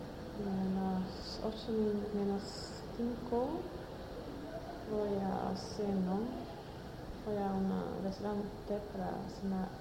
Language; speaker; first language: Spanish; non-native, learner; Swedish